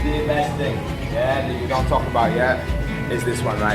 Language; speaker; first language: English; native; English